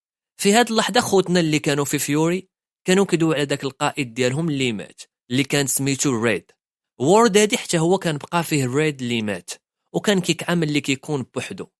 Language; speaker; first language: Arabic; native; Arabic